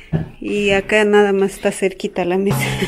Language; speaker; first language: Spanish; native; Spanish